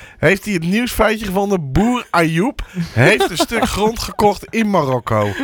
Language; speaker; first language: Dutch; native; Dutch